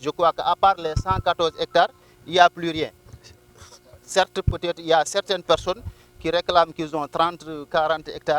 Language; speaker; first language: French; non-native, local second language; Wolof